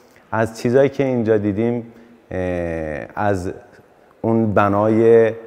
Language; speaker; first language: Persian; native; Persian